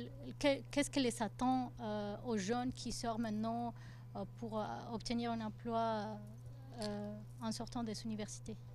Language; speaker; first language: French; non-native, fluent; Spanish